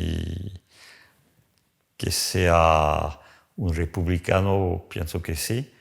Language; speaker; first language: Spanish; non-native, fluent; French